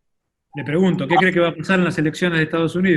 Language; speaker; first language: Spanish; native; Spanish